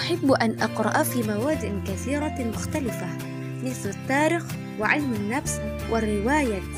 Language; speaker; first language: Arabic; non-native, learner; Indonesian